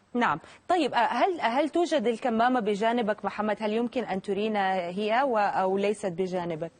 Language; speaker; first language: Arabic; native; Arabic